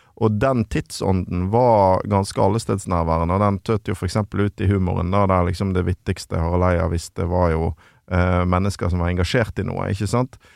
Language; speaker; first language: Norwegian; native; Norwegian